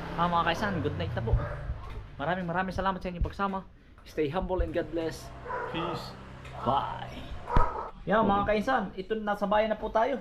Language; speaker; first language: Filipino; native; Filipino